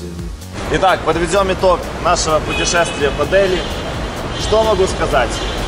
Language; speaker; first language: Russian; native; Russian